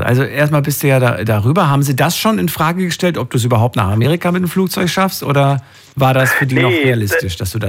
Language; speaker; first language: German; native; German